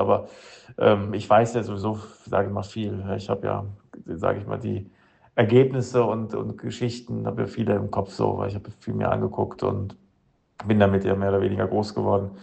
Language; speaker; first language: German; native; German